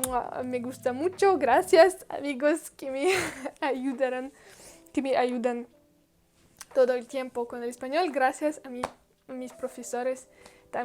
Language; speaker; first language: Spanish; non-native, learner; Russian